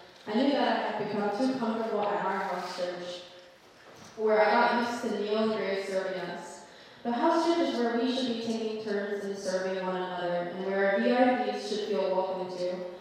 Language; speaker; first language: English; early bilingual, other home language; Korean